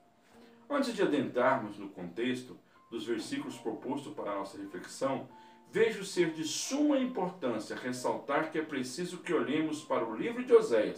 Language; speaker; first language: Portuguese; native; Portuguese